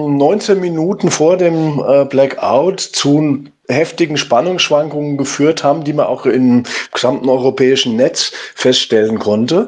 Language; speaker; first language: German; native; German